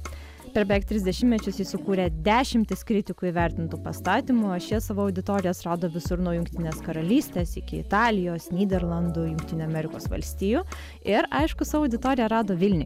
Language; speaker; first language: Lithuanian; native; Lithuanian